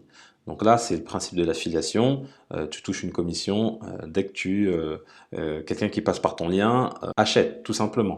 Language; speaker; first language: French; native; French